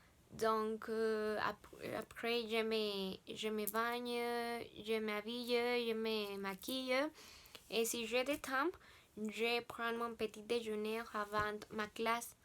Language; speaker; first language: French; non-native, learner; Spanish